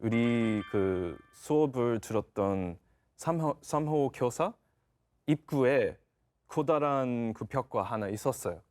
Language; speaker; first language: Korean; non-native, fluent; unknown